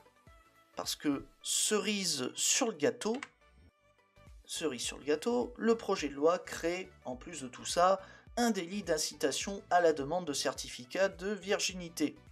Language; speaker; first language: French; native; French